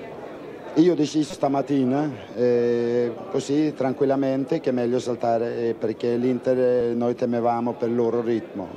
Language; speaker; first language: Italian; non-native, fluent; Swedish